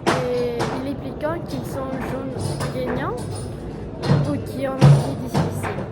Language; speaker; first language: French; non-native, learner; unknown